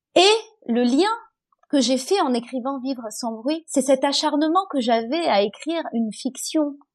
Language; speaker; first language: French; non-native, local second language; Arabic